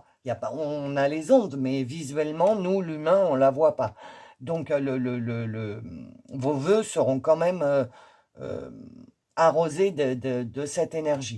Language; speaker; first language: French; native; French